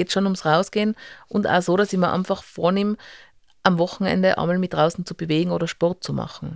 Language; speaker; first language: German; native; German